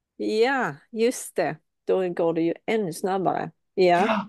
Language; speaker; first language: Swedish; non-native, fluent; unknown